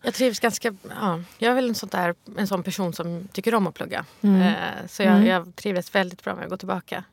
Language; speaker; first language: Swedish; early bilingual, other home language; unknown